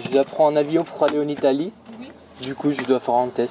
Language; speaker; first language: French; non-native, fluent; Italian